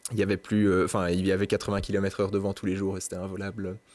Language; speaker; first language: French; native; French